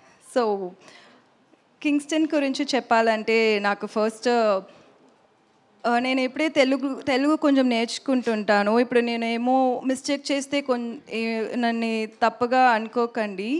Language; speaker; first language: Telugu; non-native, learner; Tamil